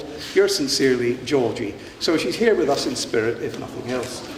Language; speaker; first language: English; native; English